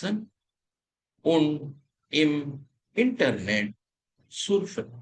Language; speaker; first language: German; non-native, fluent; Telugu